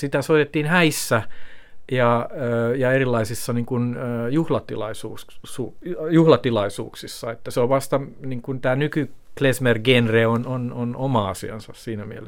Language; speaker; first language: Finnish; native; Finnish